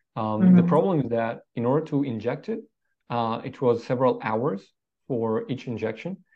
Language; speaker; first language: English; non-native, fluent; Italian